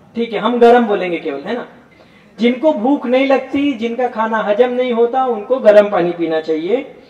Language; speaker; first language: Hindi; non-native, local second language; Gujarati